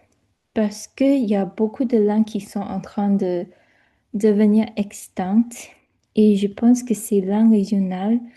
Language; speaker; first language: French; non-native, fluent; English